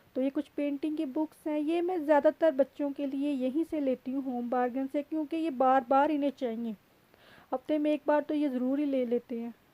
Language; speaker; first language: Urdu; native; Urdu